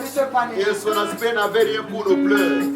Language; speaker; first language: French; non-native, local second language; Lingala